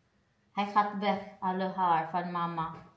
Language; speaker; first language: Dutch; non-native, learner; Filipino